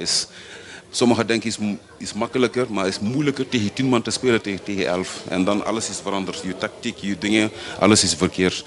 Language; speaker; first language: Dutch; non-native, fluent; French